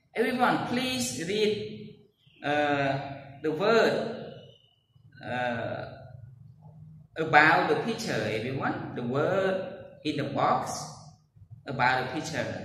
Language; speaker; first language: English; non-native, learner; Khmer